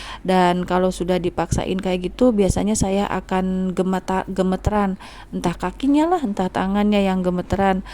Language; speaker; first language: Indonesian; non-native, local second language; Sundanese